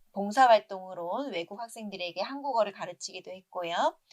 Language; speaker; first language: Korean; native; Korean